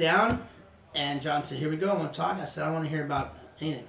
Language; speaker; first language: English; non-native, fluent; Swedish